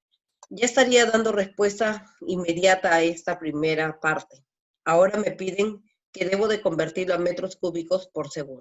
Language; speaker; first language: Spanish; native; Spanish